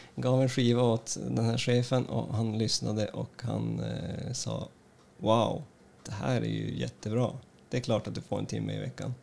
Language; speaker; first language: Swedish; native; Swedish